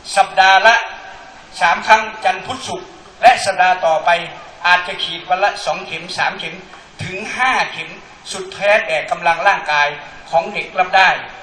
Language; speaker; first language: Thai; native; Thai